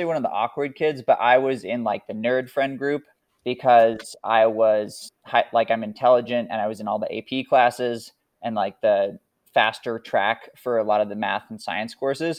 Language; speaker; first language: English; native; English